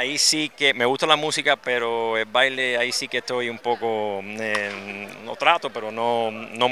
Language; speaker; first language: Spanish; early bilingual, other home language; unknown